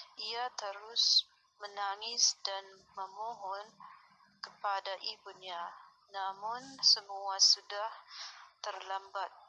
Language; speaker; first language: Indonesian; non-native, learner; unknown